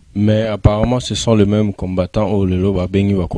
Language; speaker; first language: French; non-native, local second language; Lingala